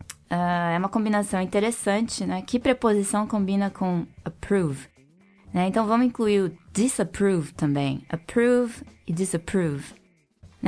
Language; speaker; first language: Portuguese; native; Portuguese